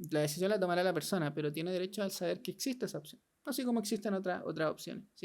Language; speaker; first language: Spanish; native; Spanish